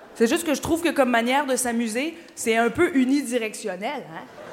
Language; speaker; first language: French; native; French